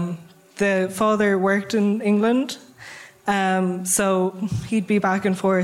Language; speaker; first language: English; native; English